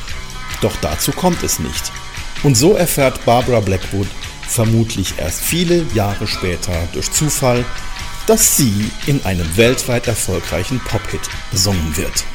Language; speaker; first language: German; native; German